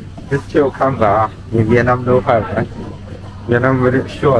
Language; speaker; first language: English; non-native, learner; Chinese